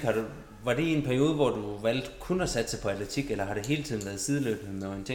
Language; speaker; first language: Danish; native; Danish